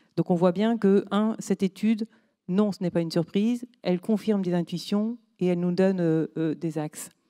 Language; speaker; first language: French; native; French